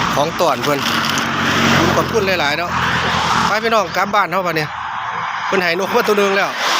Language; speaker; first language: Thai; native; Thai